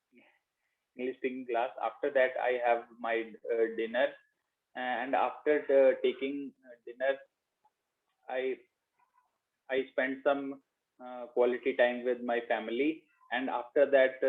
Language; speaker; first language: English; non-native, learner; Hindi